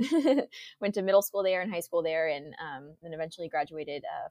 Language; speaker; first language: English; native; English